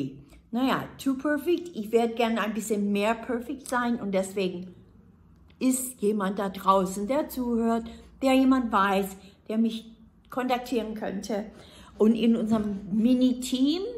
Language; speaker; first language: German; non-native, fluent; English